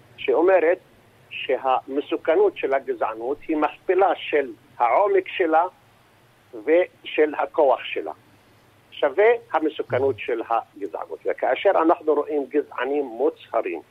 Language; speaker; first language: Hebrew; non-native, local second language; Arabic